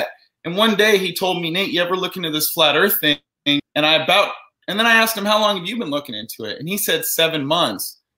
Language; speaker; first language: English; native; English